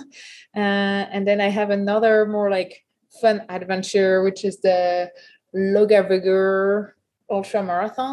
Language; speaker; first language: English; non-native, fluent; French